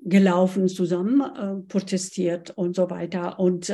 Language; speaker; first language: German; non-native, fluent; Persian